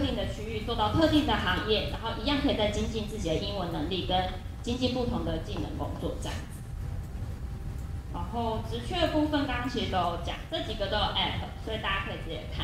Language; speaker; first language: Chinese; native; Chinese